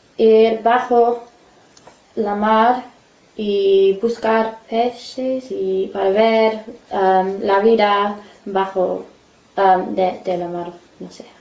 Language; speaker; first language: Spanish; non-native, learner; English